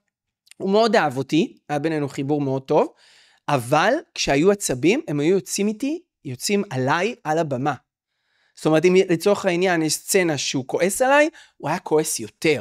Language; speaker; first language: Hebrew; native; Hebrew